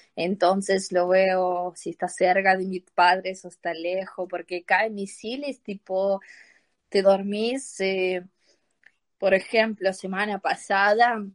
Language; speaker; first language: Spanish; non-native, learner; Ukrainian